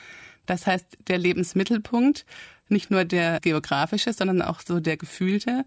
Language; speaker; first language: German; native; German